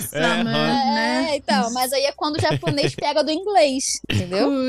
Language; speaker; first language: Portuguese; native; Portuguese